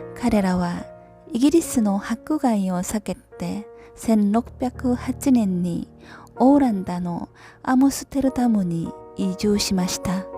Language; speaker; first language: Japanese; non-native, learner; Korean